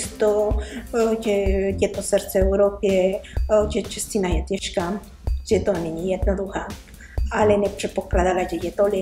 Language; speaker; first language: Czech; non-native, learner; Spanish